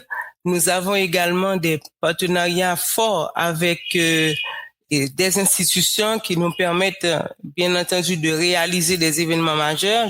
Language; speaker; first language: French; non-native, local second language; Haitian Creole